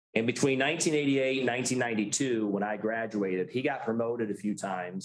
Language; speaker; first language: English; native; English